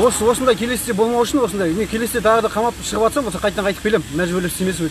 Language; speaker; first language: Kazakh; native; Kazakh